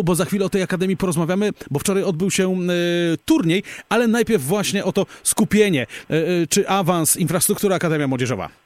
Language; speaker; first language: Polish; native; Polish